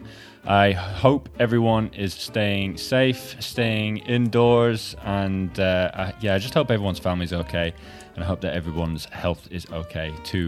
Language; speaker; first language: English; native; English